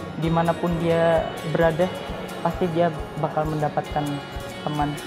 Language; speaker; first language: Indonesian; native; Indonesian